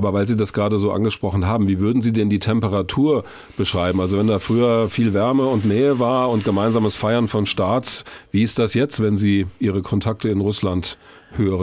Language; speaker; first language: German; native; German